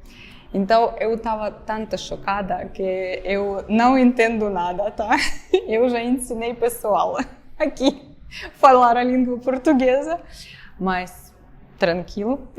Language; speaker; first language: Portuguese; non-native, fluent; Ukrainian